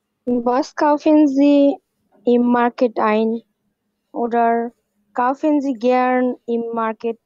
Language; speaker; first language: German; non-native, learner; Bangla